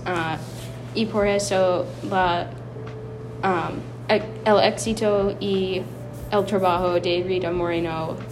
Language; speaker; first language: Spanish; non-native, learner; English